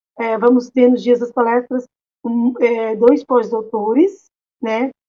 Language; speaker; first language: Portuguese; non-native, local second language; Kabuverdianu